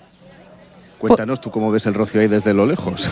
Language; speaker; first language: Spanish; native; Spanish